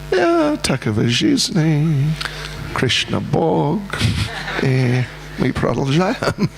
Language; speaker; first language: Russian; non-native, learner; English